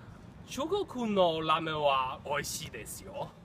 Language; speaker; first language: Japanese; non-native, learner; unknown